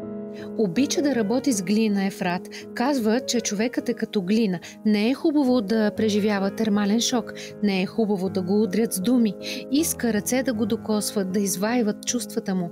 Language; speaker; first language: Bulgarian; native; Bulgarian